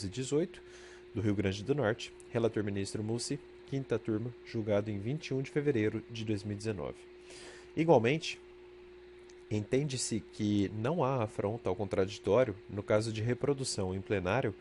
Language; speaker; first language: Portuguese; native; Portuguese